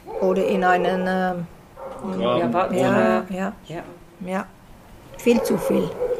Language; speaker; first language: German; non-native, learner; Dutch